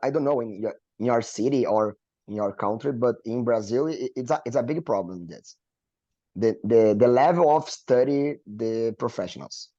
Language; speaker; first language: English; non-native, learner; Portuguese